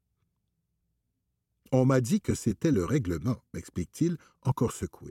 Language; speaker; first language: French; native; French